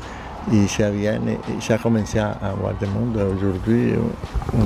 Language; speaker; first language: French; non-native, learner; Spanish